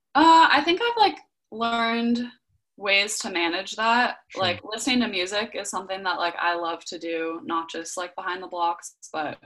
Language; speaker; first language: English; native; English